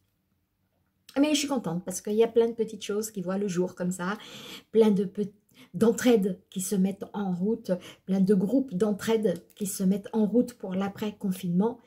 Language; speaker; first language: French; native; French